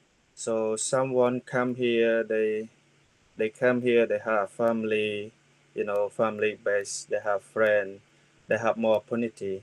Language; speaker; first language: English; non-native, learner; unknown